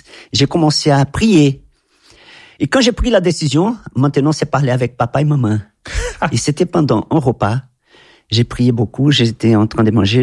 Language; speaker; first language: French; non-native, fluent; Portuguese